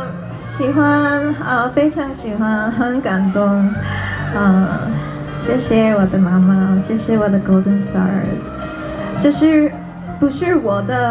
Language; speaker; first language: Chinese; non-native, learner; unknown